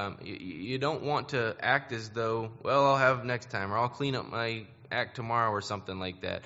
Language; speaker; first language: English; native; English